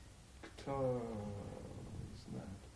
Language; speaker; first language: Russian; non-native, learner; English